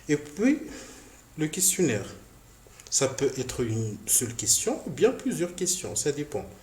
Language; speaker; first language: French; non-native, local second language; Arabic